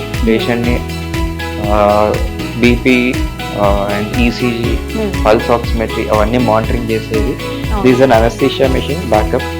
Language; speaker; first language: Telugu; native; Telugu